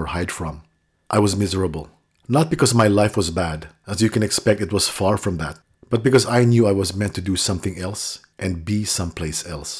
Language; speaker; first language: English; non-native, local second language; Filipino